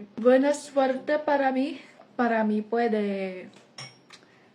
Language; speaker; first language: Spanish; non-native, learner; English